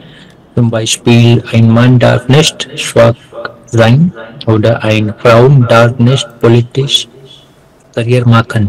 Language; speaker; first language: German; non-native, learner; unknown